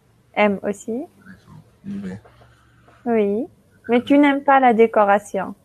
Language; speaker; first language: French; non-native, local second language; Arabic